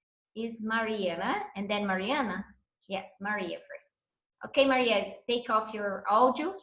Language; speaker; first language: English; non-native, fluent; Portuguese